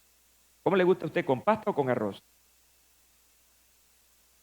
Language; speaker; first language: Spanish; native; Spanish